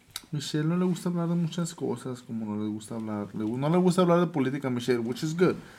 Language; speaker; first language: Spanish; early bilingual, other home language; English